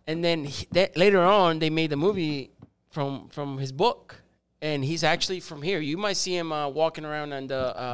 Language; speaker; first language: English; early bilingual, other home language; Spanish